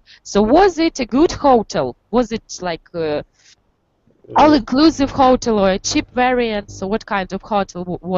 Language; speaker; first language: English; non-native, fluent; Russian